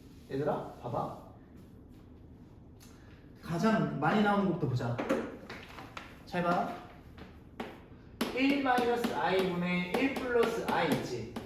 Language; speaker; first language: Korean; native; Korean